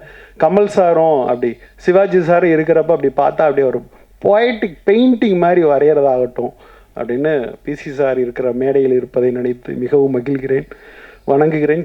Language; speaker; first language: Tamil; native; Tamil